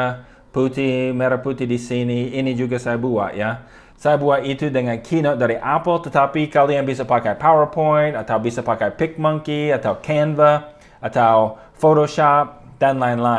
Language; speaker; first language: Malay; non-native, fluent; English